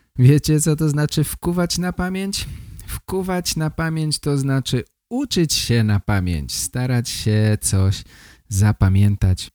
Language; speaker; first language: Polish; native; Polish